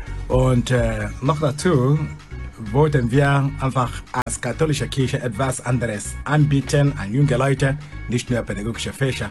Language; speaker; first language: German; non-native, fluent; Igbo